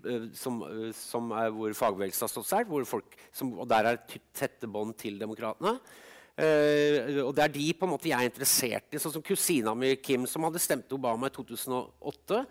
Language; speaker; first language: Norwegian; native; Norwegian